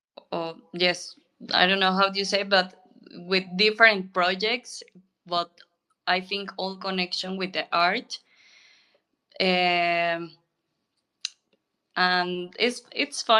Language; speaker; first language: English; non-native, learner; Spanish